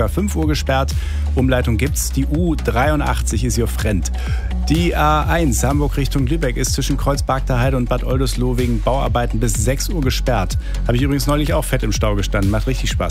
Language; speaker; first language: German; native; German